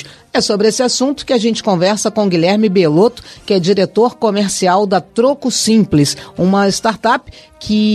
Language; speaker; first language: Portuguese; native; Portuguese